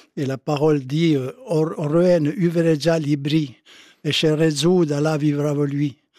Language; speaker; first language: French; native; French